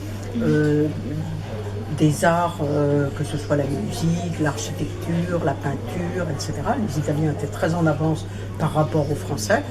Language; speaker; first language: French; native; French